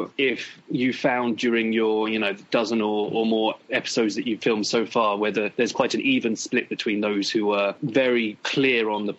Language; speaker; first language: English; native; English